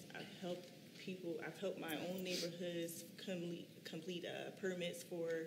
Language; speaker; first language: English; native; English